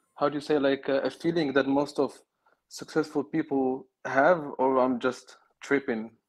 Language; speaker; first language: English; non-native, fluent; Arabic